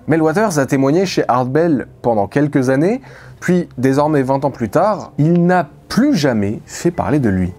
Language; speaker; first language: French; native; French